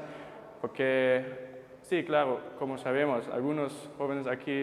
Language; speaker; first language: Spanish; non-native, fluent; German